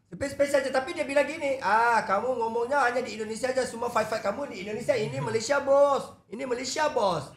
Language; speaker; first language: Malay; native; Malay